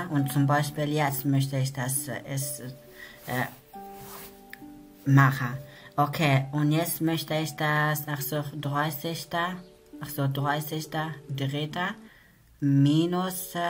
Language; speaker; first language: German; non-native, learner; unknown